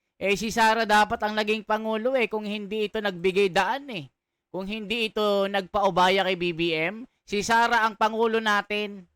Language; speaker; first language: Filipino; non-native, local second language; Iloko